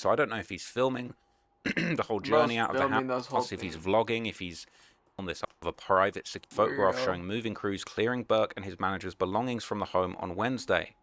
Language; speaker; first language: English; native; English